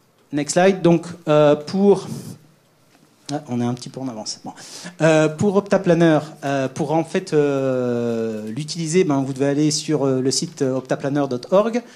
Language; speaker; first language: French; native; French